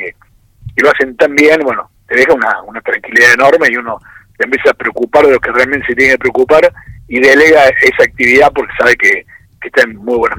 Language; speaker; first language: Spanish; native; Spanish